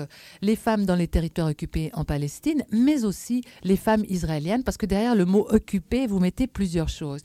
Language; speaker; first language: French; native; French